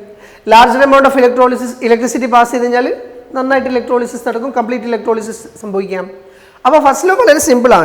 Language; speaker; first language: Malayalam; native; Malayalam